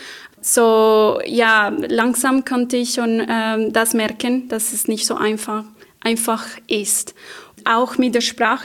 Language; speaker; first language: German; non-native, fluent; Spanish